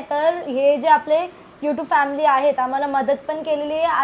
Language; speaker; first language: Marathi; non-native, fluent; Hindi